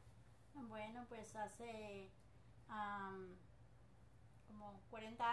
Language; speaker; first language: Spanish; native; Spanish